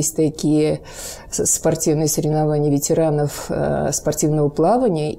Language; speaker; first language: Russian; native; Russian